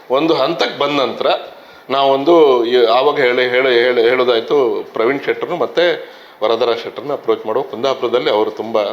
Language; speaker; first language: Kannada; native; Kannada